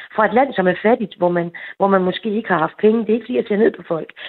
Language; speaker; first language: Danish; native; Danish